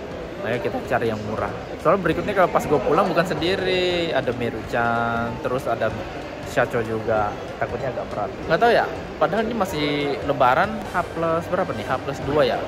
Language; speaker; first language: Indonesian; native; Indonesian